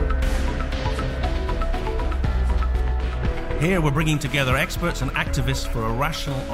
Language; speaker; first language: English; native; English